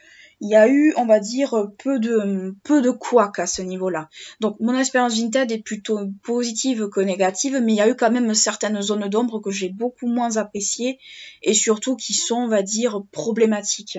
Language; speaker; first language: French; native; French